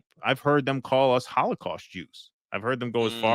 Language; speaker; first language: English; native; English